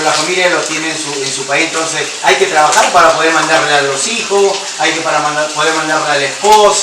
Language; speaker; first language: Spanish; native; Spanish